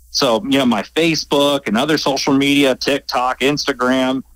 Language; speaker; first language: English; native; English